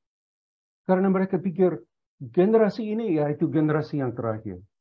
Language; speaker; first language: Indonesian; non-native, fluent; English